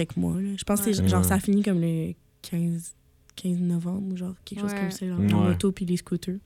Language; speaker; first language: French; native; French